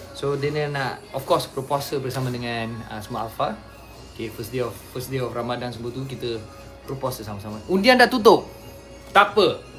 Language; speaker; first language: Malay; non-native, local second language; Chinese